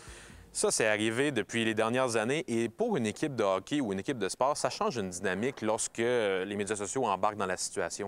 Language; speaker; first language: French; native; French